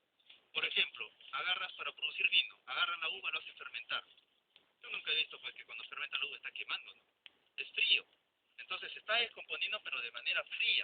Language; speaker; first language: Spanish; native; Spanish